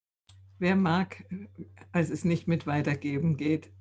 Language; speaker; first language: German; native; German